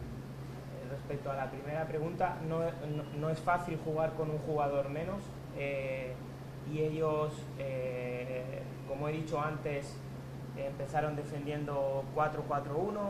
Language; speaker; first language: Spanish; native; Spanish